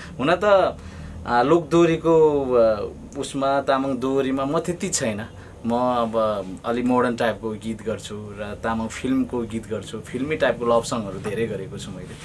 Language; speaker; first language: Nepali; non-native, local second language; Eastern Tamang